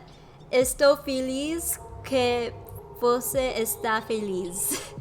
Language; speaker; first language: Portuguese; non-native, learner; English